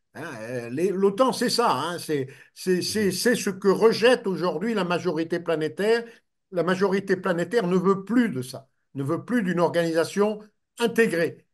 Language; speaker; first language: French; native; French